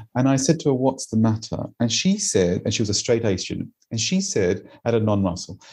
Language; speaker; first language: English; native; English